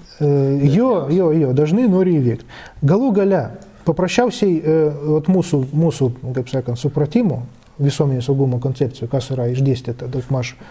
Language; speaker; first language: Lithuanian; non-native, local second language; Russian